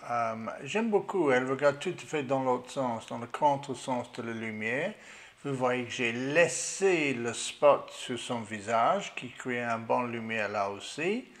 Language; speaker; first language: French; non-native, learner; English